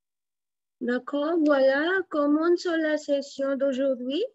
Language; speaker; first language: French; non-native, fluent; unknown